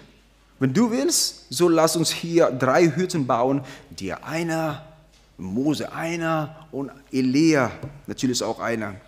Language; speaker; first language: German; non-native, fluent; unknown